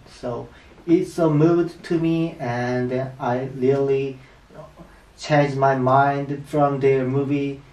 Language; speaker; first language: English; non-native, learner; Korean